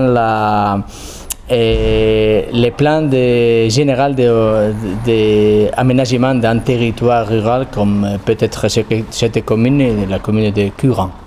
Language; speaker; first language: French; non-native, fluent; Spanish